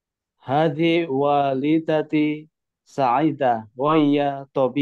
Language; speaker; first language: Arabic; non-native, learner; Indonesian